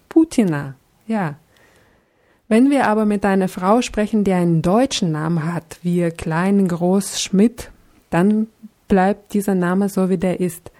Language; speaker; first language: German; non-native, fluent; Russian